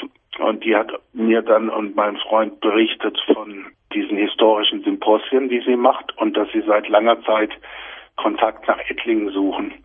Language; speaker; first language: German; native; German